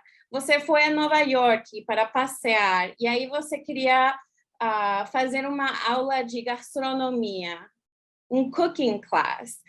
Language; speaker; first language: Portuguese; non-native, fluent; English